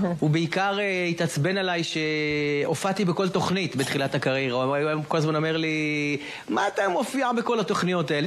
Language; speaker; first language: Hebrew; native; Hebrew